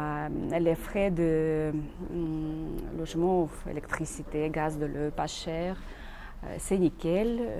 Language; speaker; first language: French; non-native, learner; Russian